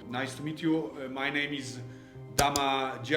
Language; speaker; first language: English; non-native, fluent; Polish